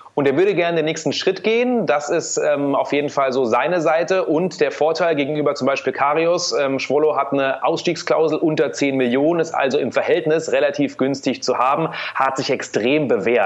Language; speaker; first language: German; native; German